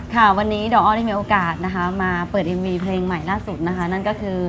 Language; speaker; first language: Thai; native; Thai